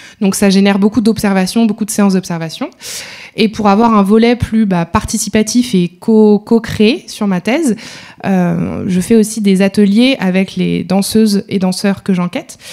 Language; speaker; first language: French; native; French